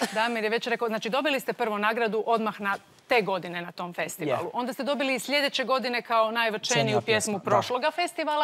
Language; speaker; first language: Croatian; native; Croatian